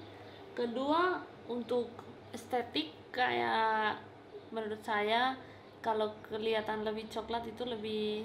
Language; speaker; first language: Indonesian; non-native, fluent; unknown